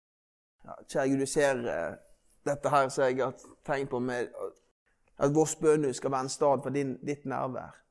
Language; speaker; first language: Norwegian; native; Norwegian